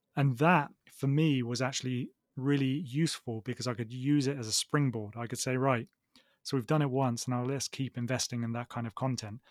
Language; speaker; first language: English; native; English